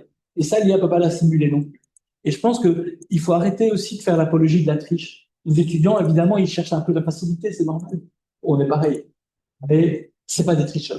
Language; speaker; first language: French; native; French